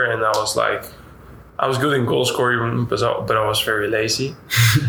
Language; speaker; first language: English; non-native, fluent; Dutch